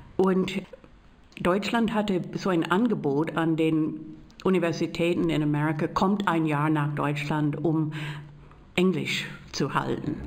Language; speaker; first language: German; native; German